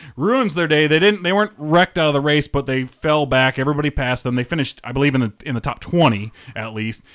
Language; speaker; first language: English; native; English